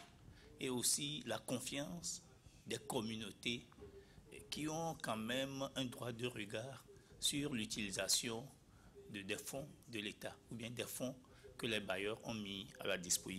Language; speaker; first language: French; non-native, local second language; Ewe